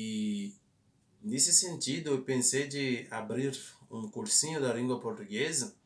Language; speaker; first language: Portuguese; non-native, fluent; Haitian Creole